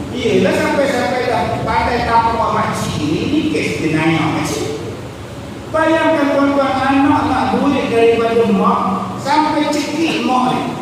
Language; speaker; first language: Malay; native; Malay